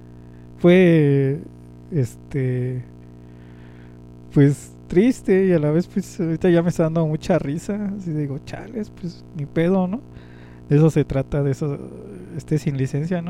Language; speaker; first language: Spanish; native; Spanish